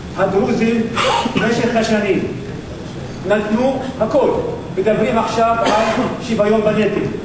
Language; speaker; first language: Hebrew; non-native, local second language; Arabic